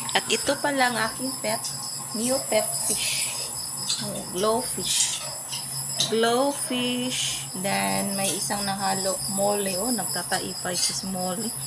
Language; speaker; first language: Filipino; non-native, local second language; Cebuano